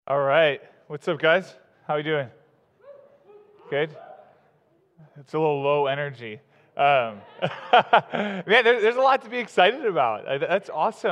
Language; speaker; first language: English; native; English